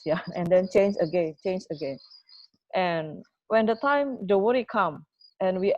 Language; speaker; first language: English; non-native, fluent; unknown